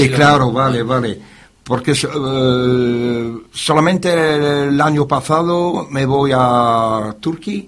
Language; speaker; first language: Spanish; non-native, learner; French